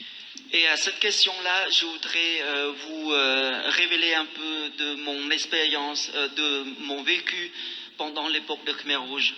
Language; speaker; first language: French; non-native, fluent; Khmer